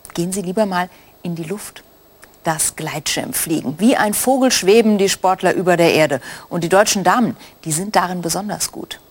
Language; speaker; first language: German; native; German